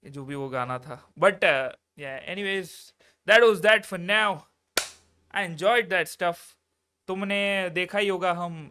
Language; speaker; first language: Hindi; non-native, local second language; Malayalam